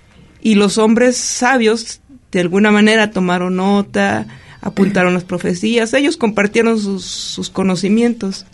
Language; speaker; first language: Spanish; native; Spanish